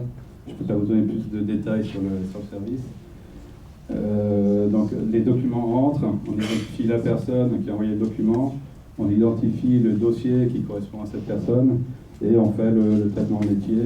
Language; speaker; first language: French; native; French